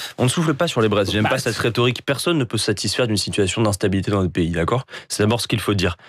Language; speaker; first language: French; native; French